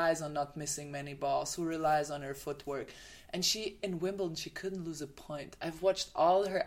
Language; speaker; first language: English; non-native, fluent; German